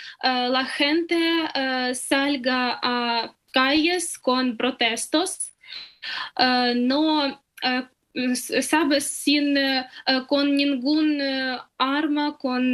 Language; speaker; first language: Spanish; non-native, fluent; Ukrainian